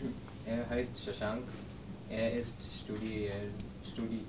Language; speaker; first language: German; non-native, learner; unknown